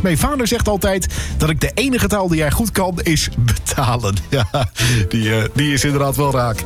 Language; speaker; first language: Dutch; native; Dutch